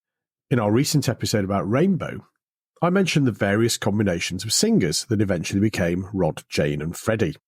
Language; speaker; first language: English; native; English